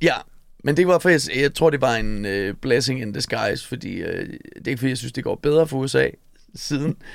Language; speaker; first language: Danish; native; Danish